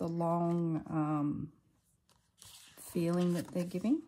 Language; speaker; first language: English; native; English